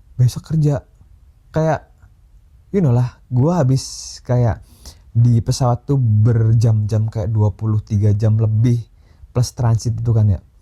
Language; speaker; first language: Indonesian; native; Indonesian